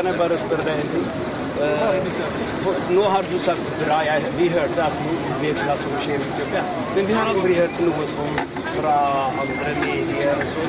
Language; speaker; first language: Norwegian; non-native, learner; Amharic